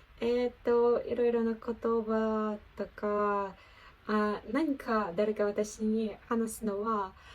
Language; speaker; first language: Japanese; non-native, learner; Ukrainian